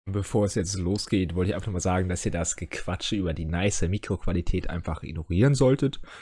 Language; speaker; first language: German; native; German